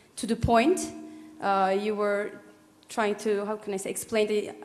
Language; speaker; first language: English; non-native, fluent; Turkish